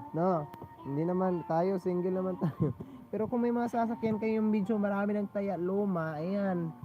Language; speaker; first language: Filipino; non-native, local second language; Cebuano